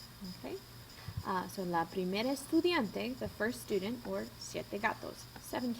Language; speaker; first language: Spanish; non-native, fluent; English